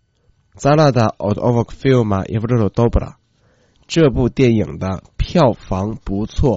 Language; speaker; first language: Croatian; non-native, fluent; Chinese